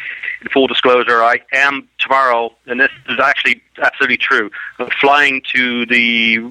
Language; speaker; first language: English; native; English